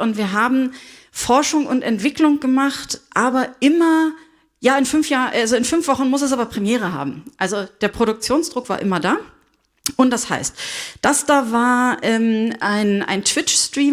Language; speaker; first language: German; native; German